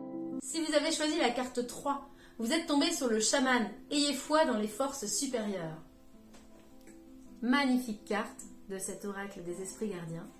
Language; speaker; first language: French; native; French